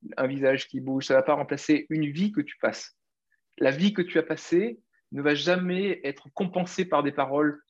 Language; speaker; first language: French; native; French